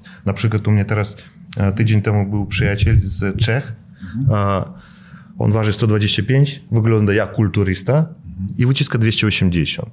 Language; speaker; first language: Polish; non-native, fluent; Russian